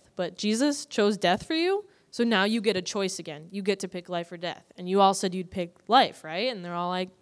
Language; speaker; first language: English; native; English